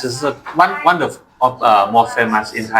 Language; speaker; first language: English; non-native, learner; Thai